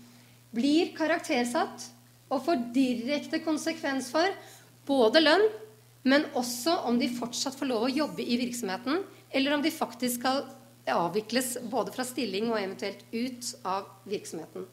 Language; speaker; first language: Norwegian; native; Norwegian